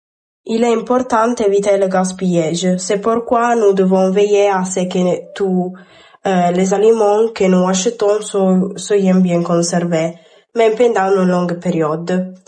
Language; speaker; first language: French; non-native, learner; Italian